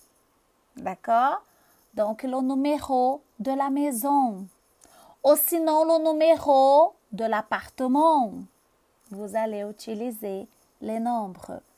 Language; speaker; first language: French; non-native, fluent; Portuguese